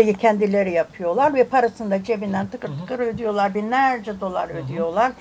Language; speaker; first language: Turkish; early bilingual, heritage; English